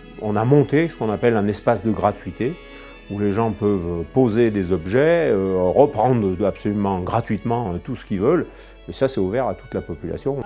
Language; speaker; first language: French; native; French